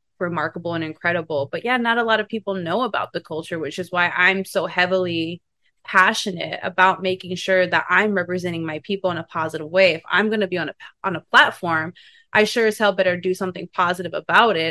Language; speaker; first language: English; native; English